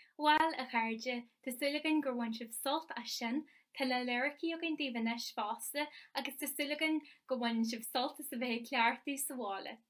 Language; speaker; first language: Irish; native; Irish